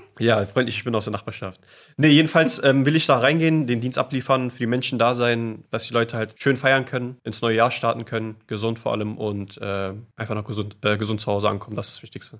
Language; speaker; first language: German; native; German